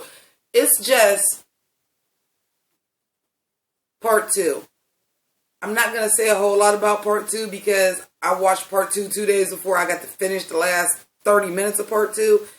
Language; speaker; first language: English; native; English